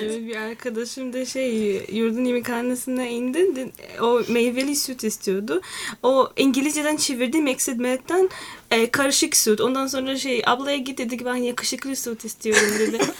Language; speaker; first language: Turkish; non-native, fluent; Arabic